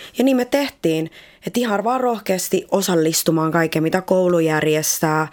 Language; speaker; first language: Finnish; early bilingual, other home language; Spanish